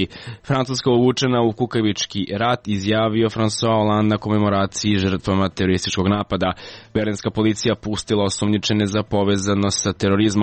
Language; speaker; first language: Serbian; native; Serbian